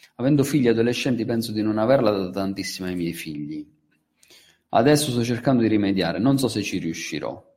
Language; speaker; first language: Italian; native; Italian